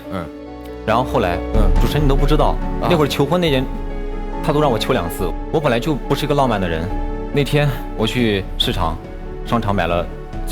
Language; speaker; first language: Chinese; native; Chinese